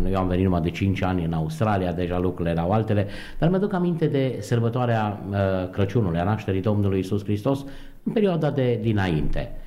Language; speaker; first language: Romanian; native; Romanian